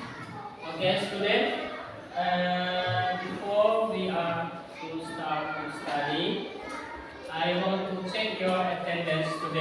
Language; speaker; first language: English; non-native, learner; Indonesian